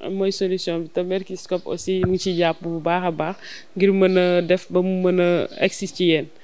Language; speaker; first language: Wolof; native; Wolof